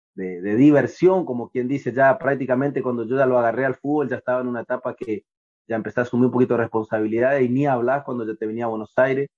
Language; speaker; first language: Spanish; native; Spanish